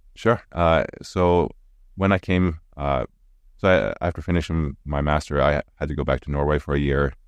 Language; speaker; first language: English; non-native, fluent; Norwegian